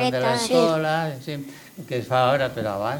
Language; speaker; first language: Catalan; non-native, local second language; Spanish